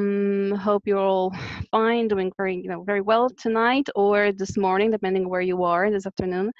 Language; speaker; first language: English; non-native, fluent; Polish